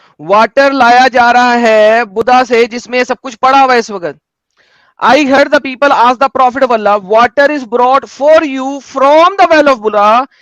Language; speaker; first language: Hindi; native; Hindi